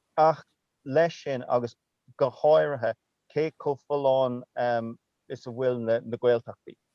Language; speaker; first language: Irish; non-native, local second language; English